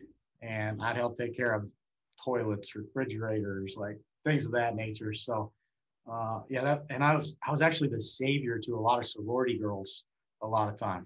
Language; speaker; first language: English; native; English